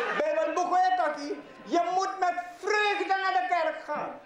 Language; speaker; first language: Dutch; non-native, local second language; Sranan Tongo